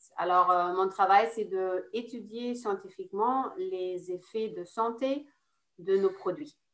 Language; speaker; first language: French; non-native, fluent; German